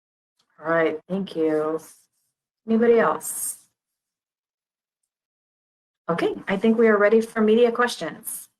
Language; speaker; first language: English; native; English